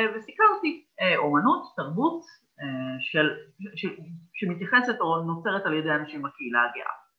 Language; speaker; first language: Hebrew; native; Hebrew